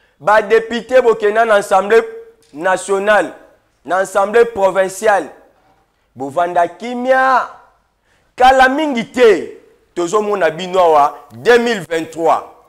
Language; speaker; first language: Lingala; native; Lingala